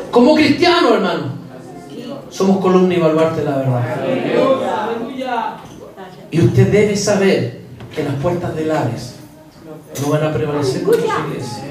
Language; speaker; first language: Spanish; native; Spanish